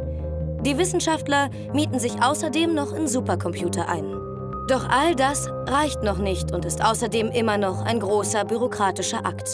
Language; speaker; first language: German; native; German